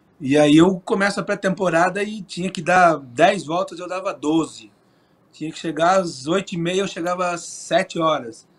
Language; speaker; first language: Portuguese; native; Portuguese